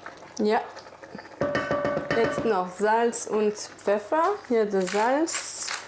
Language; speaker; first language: German; non-native, fluent; French